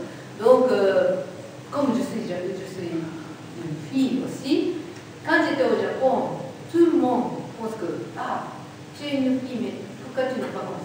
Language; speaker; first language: French; non-native, learner; Japanese